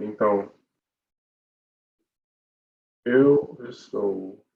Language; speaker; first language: Portuguese; non-native, learner; English